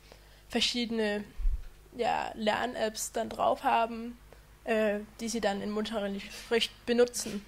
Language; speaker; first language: German; non-native, fluent; Danish